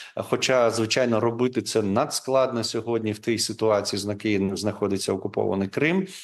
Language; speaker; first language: Ukrainian; non-native, local second language; Crimean Tatar